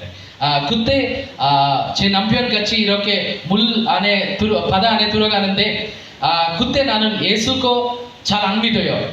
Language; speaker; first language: Korean; non-native, learner; Telugu